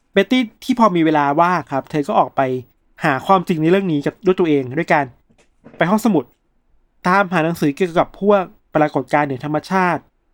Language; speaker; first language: Thai; native; Thai